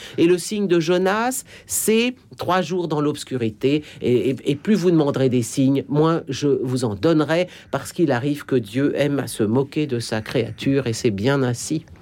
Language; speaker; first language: French; native; French